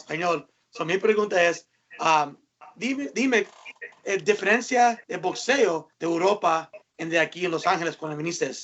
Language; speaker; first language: Spanish; early bilingual, heritage; English